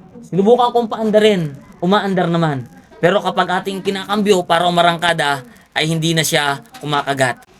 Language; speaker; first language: Filipino; native; Filipino